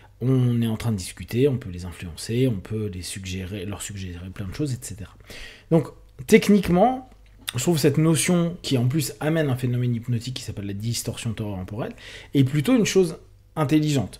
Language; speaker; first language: French; native; French